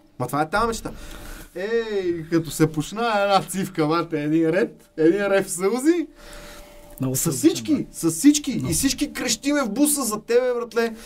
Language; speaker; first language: Bulgarian; native; Bulgarian